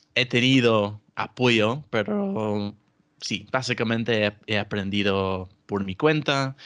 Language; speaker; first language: Spanish; non-native, fluent; English